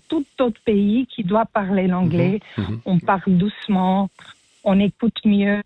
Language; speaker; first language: French; non-native, fluent; Spanish